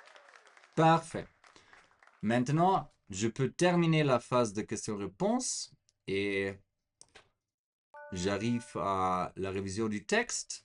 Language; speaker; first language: French; non-native, fluent; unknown